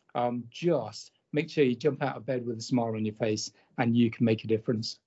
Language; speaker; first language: English; native; English